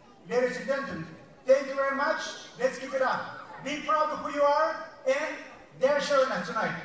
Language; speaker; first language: English; non-native, fluent; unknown